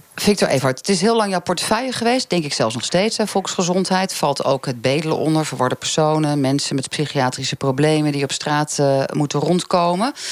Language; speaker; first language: Dutch; native; Dutch